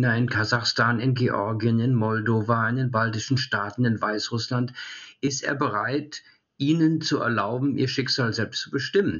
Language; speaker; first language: German; early bilingual, heritage; German